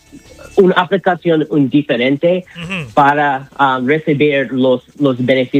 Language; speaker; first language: Spanish; non-native, learner; English